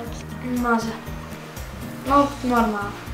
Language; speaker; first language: Latvian; early bilingual, heritage; Latvian